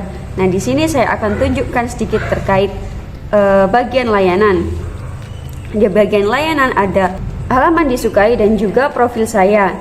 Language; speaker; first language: Indonesian; native; Indonesian